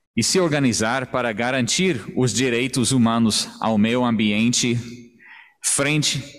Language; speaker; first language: Portuguese; non-native, fluent; English